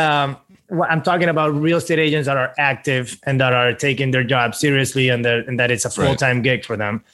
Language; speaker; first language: English; non-native, fluent; Spanish